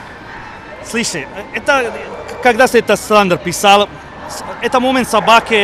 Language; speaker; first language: Russian; non-native, learner; Serbian